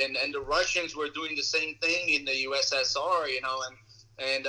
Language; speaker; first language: English; non-native, fluent; Portuguese